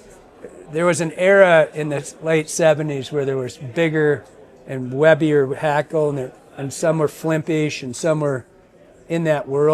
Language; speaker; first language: English; native; English